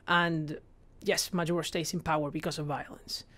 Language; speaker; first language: English; non-native, fluent; Spanish